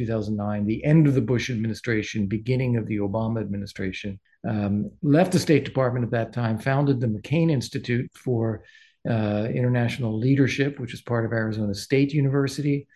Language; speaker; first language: English; native; English